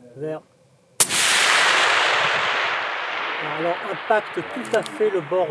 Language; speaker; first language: French; native; French